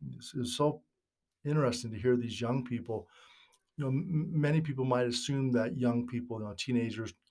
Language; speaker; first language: English; native; English